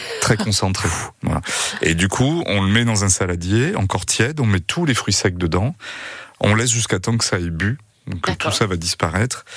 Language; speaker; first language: French; native; French